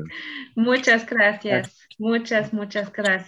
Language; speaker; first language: Spanish; non-native, fluent; German